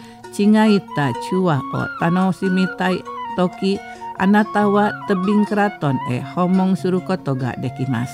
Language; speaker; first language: Japanese; non-native, fluent; Indonesian